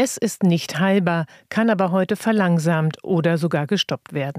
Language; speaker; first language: German; native; German